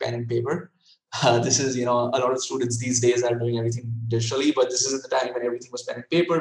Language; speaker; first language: English; non-native, local second language; Hindi